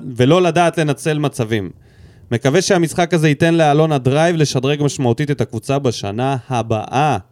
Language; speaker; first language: Hebrew; native; Hebrew